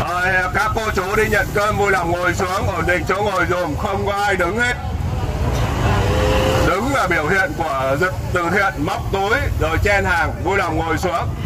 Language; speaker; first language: Vietnamese; native; Vietnamese